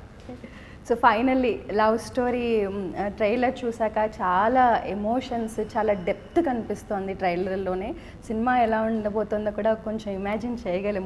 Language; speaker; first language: Telugu; native; Telugu